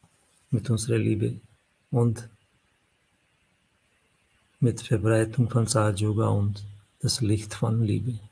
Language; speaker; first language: German; non-native, fluent; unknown